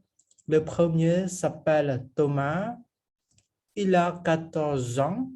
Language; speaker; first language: French; non-native, fluent; Khmer